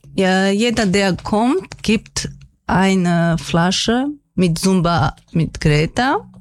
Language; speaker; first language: German; non-native, learner; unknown